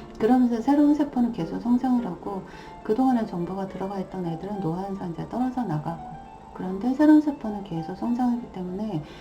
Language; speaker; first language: Korean; native; Korean